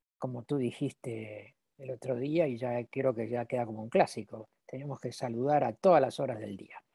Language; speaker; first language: Spanish; native; Spanish